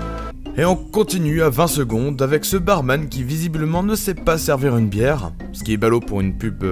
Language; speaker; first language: French; native; French